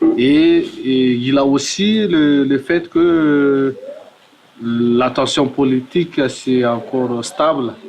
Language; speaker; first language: French; non-native, local second language; Malagasy